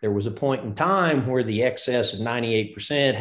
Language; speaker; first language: English; native; English